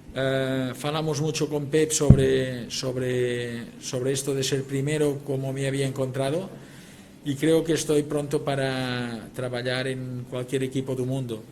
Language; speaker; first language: Spanish; non-native, local second language; Catalan